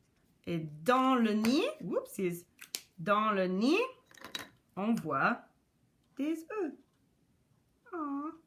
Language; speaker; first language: French; non-native, local second language; English